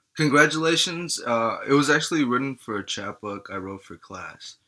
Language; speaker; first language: English; early bilingual, other home language; Spanish